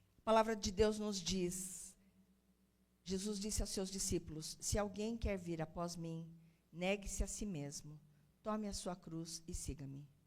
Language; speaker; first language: Portuguese; native; Portuguese